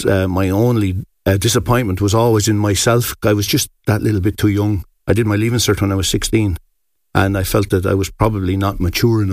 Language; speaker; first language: English; native; English